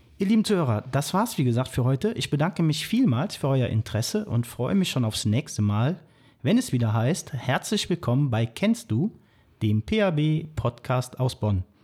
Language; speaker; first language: German; native; German